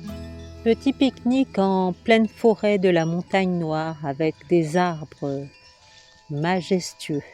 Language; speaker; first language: French; native; French